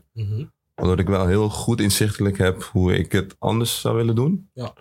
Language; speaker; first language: Dutch; early bilingual, other home language; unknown